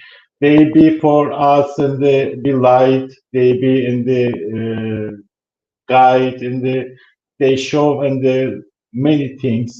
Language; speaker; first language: English; non-native, learner; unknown